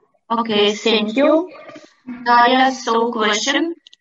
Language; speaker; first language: English; non-native, learner; Ukrainian